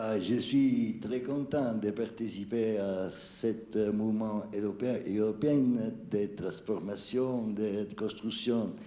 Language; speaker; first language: French; non-native, fluent; Italian